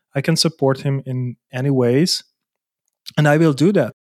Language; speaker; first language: English; non-native, fluent; Hungarian